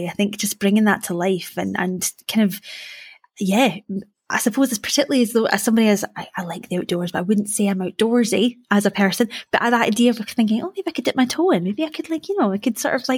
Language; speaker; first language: English; native; English